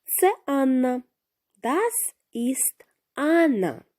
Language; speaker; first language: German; non-native, fluent; Ukrainian